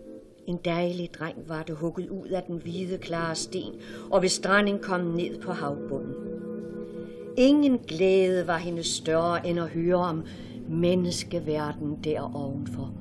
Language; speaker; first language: Danish; native; Danish